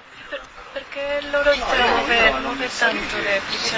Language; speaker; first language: Italian; non-native, learner; Spanish